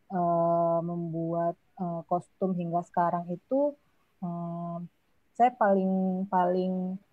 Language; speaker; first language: Indonesian; non-native, local second language; Minangkabau